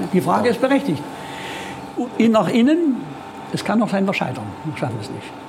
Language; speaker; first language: German; native; German